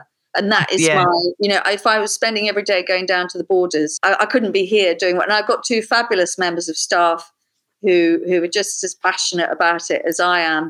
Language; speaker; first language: English; native; English